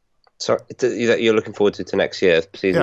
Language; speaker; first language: English; native; English